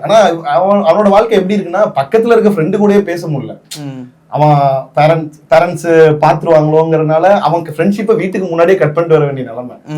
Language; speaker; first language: Tamil; native; Tamil